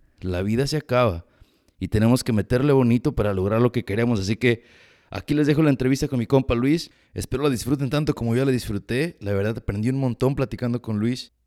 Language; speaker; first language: Spanish; native; Spanish